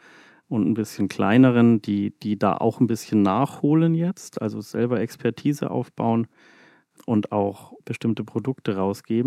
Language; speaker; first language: German; native; German